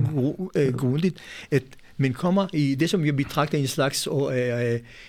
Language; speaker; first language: Danish; non-native, fluent; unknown